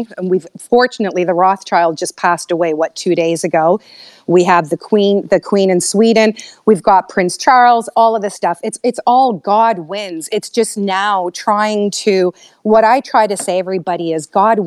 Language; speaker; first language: English; native; English